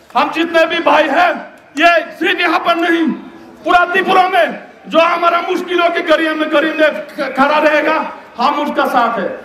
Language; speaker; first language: Hindi; non-native, local second language; Bangla